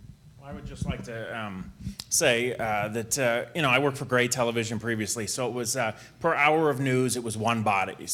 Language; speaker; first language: English; native; English